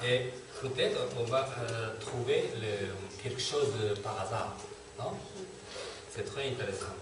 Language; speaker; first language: French; non-native, fluent; Turkish